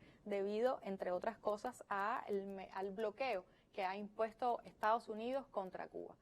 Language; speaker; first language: Spanish; native; Spanish